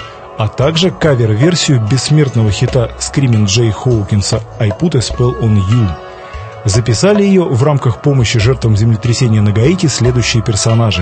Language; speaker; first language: Russian; native; Russian